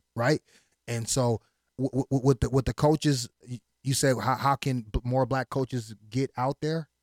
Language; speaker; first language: English; early bilingual, other home language; Haitian Creole